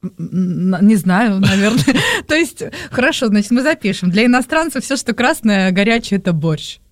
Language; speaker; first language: Russian; native; Russian